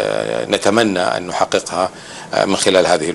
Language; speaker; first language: Arabic; native; Arabic